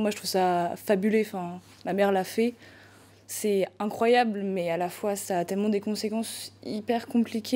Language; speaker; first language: French; native; French